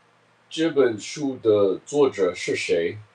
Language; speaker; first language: Chinese; non-native, learner; English